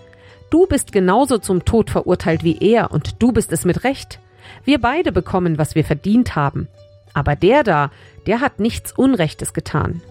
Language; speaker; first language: German; native; German